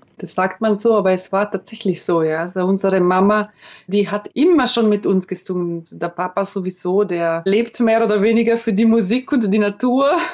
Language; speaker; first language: German; non-native, local second language; Ladin